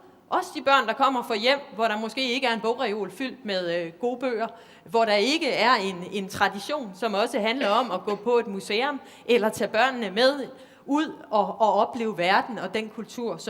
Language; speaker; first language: Danish; native; Danish